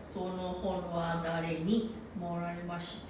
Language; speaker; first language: Japanese; non-native, learner; English